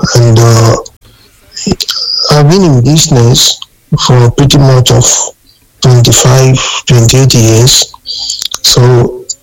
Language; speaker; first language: English; non-native, local second language; Yoruba